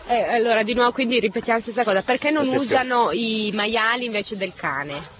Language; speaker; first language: Italian; native; Italian